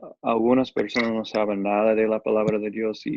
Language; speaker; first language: Spanish; non-native, learner; English